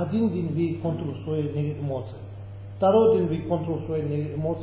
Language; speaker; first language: Russian; non-native, learner; Tibetan